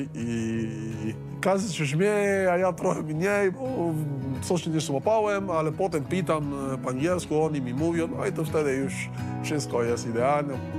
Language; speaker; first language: Polish; non-native, learner; Spanish